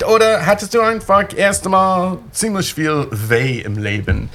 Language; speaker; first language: German; non-native, fluent; English